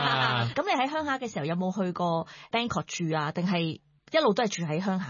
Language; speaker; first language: Cantonese; native; Cantonese